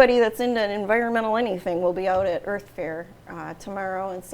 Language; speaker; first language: English; native; English